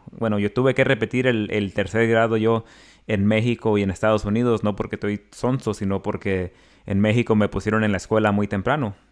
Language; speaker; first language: Spanish; early bilingual, other home language; English